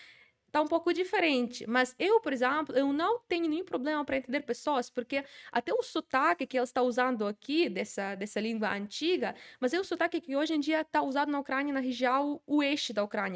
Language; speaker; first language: Portuguese; non-native, fluent; Ukrainian